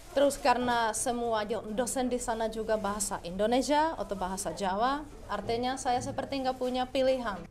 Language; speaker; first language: Indonesian; non-native, fluent; Czech